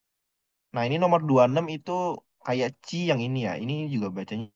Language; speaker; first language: Indonesian; native; Indonesian